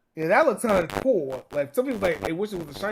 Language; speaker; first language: English; native; English